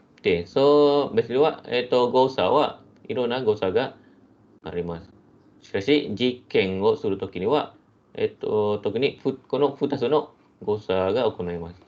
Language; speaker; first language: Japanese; non-native, fluent; Malay